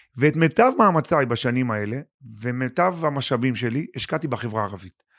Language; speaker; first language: Hebrew; native; Hebrew